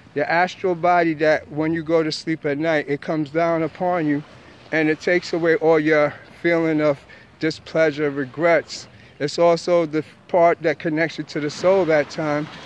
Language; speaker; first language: English; native; English